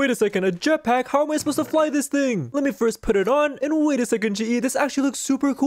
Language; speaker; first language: English; native; English